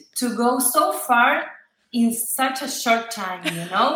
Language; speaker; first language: English; non-native, fluent; Spanish